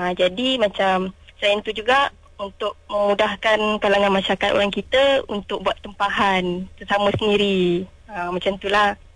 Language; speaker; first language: Malay; non-native, local second language; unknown